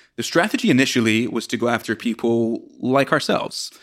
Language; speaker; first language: English; native; English